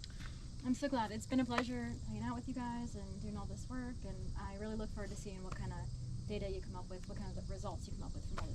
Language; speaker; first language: English; native; English